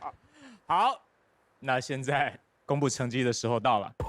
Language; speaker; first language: Chinese; native; Chinese